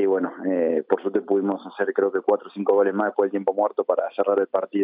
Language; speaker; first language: Spanish; native; Spanish